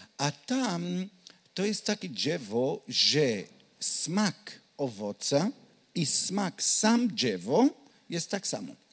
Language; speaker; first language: Polish; non-native, learner; Hebrew